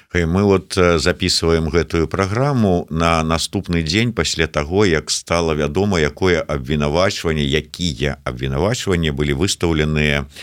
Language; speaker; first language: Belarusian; native; Belarusian